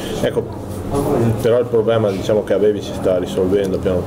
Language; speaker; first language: Italian; native; Italian